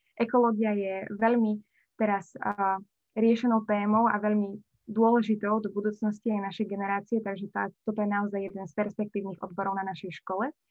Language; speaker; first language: Slovak; native; Slovak